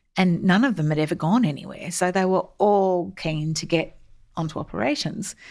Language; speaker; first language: English; native; English